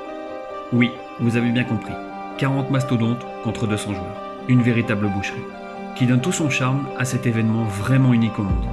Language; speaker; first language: French; native; French